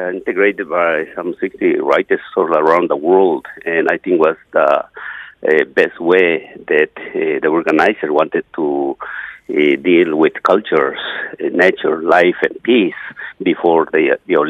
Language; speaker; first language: English; non-native, fluent; Yucateco